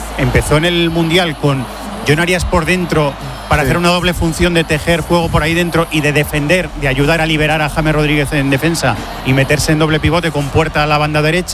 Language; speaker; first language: Spanish; native; Spanish